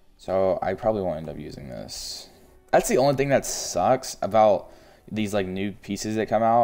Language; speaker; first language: English; native; English